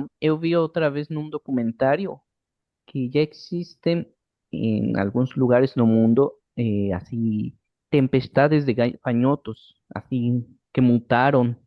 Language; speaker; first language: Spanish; non-native, fluent; Portuguese